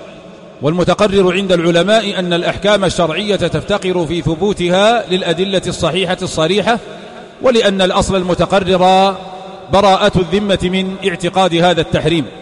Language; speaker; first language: Arabic; native; Arabic